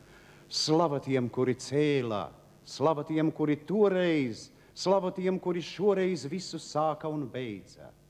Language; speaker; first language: Latvian; native; Latvian